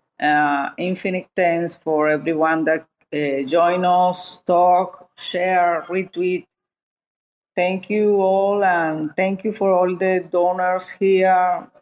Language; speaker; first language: English; non-native, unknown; Italian